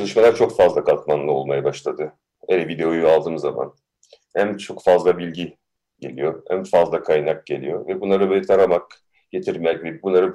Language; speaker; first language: Turkish; early bilingual, heritage; Turkish